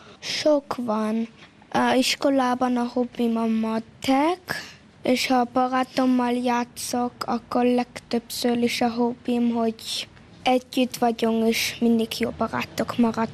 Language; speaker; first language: Hungarian; early bilingual, heritage; Hungarian